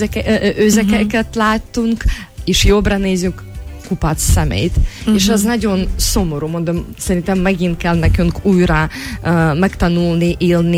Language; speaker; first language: Hungarian; non-native, learner; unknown